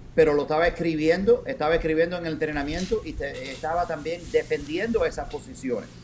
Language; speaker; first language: Spanish; early bilingual, heritage; Spanish